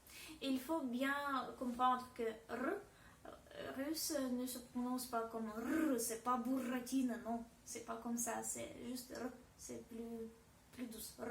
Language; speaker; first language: French; non-native, fluent; Russian